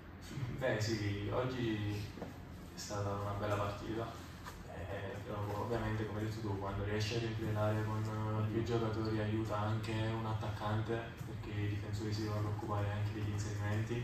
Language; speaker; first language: Italian; native; Italian